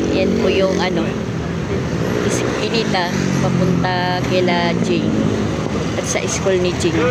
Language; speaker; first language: Filipino; non-native, local second language; Cebuano